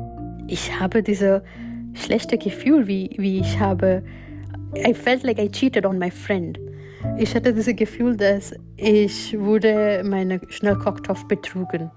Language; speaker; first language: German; non-native, learner; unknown